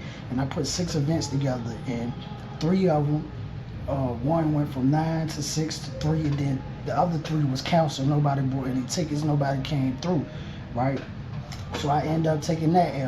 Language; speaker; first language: English; native; English